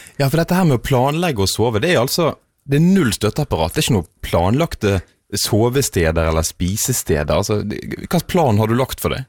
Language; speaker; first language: Norwegian; native; Norwegian